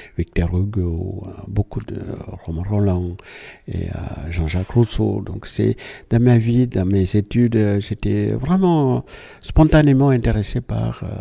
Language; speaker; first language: French; non-native, fluent; Malayalam